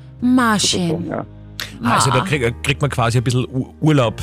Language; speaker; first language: German; native; German